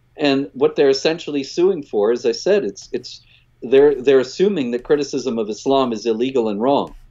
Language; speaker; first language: English; native; English